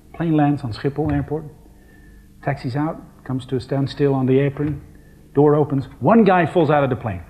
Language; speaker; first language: English; non-native, fluent; Dutch